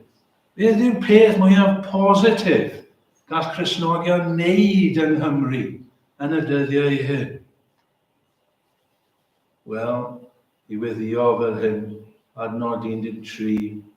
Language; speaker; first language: Welsh; native; Welsh